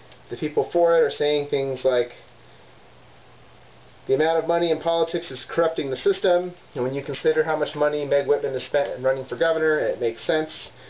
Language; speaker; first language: English; native; English